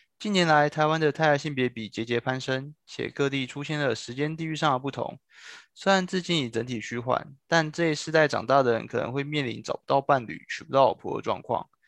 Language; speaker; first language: Chinese; native; Chinese